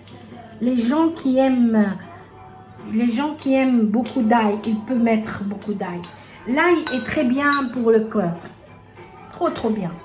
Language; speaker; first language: French; non-native, fluent; Arabic